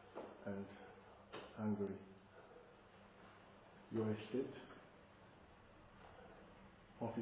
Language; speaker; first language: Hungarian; non-native, fluent; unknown